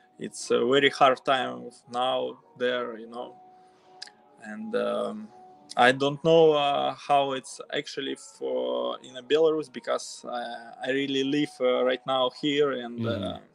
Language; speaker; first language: English; non-native, learner; Russian